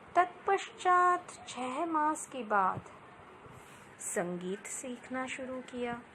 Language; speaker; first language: Hindi; non-native, local second language; Marathi